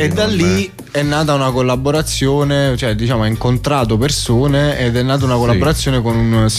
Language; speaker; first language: Italian; native; Italian